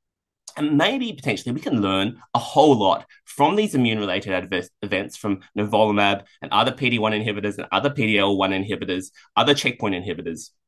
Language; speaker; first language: English; native; English